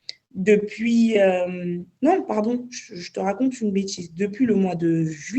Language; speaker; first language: French; native; French